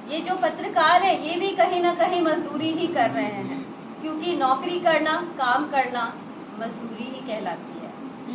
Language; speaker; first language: Hindi; native; Hindi